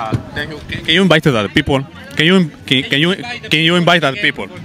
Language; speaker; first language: English; non-native, learner; Spanish